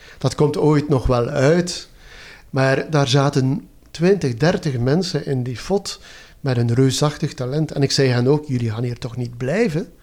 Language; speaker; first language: Dutch; native; Dutch